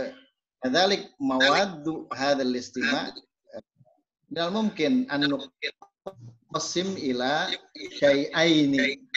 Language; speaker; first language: Arabic; non-native, fluent; Indonesian